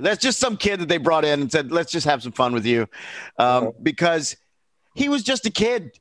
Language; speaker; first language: English; native; English